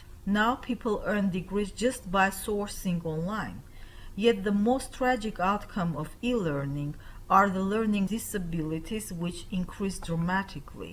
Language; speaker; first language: English; non-native, fluent; Armenian